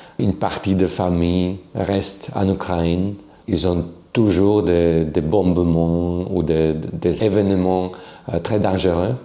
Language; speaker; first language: French; non-native, fluent; Slovak